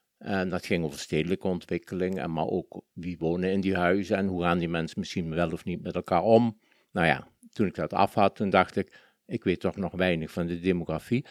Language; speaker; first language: Dutch; native; Dutch